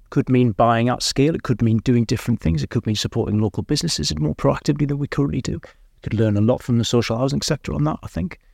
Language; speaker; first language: English; native; English